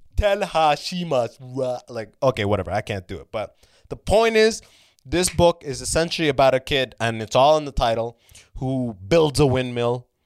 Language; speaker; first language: English; early bilingual, other home language; Arabic